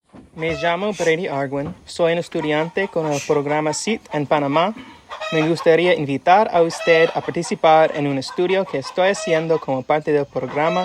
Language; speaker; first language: Spanish; non-native, fluent; English